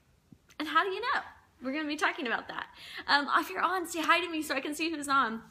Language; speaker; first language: English; native; English